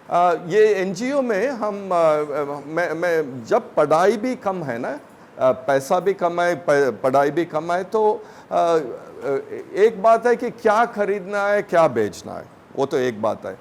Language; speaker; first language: Hindi; non-native, local second language; Tamil